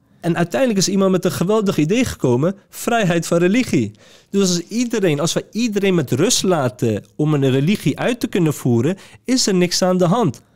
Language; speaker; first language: Dutch; early bilingual, other home language; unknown